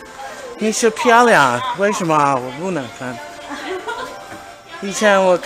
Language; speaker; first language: Chinese; non-native, learner; English